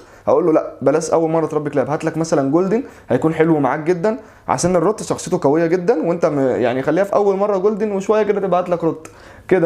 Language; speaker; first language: Arabic; native; Arabic